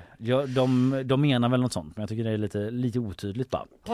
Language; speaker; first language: Swedish; native; Swedish